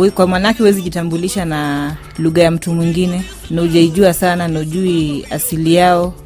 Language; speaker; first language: Swahili; non-native, local second language; Luo (Kenya and Tanzania)